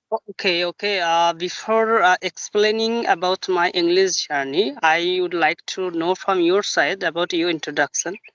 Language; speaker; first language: English; non-native, local second language; Bangla